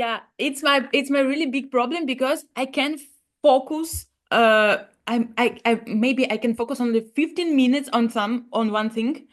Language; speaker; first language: English; non-native, learner; Russian